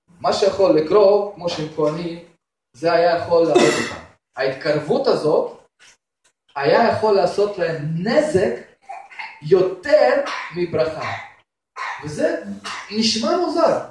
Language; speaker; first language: Hebrew; non-native, fluent; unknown